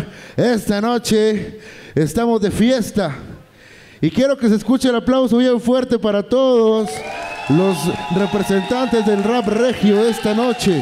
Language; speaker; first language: Spanish; native; Spanish